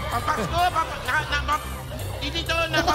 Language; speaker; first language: Filipino; native; Filipino